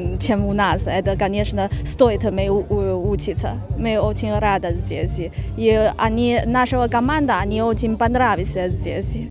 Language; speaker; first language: Russian; non-native, learner; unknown